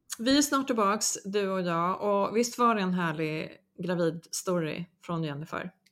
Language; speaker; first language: Swedish; native; Swedish